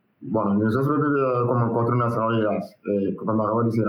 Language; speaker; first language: Spanish; non-native, learner; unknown